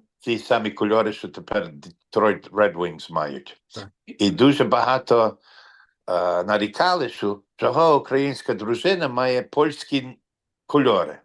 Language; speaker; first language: Ukrainian; early bilingual, heritage; Ukrainian